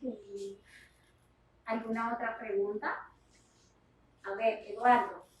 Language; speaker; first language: Spanish; native; Spanish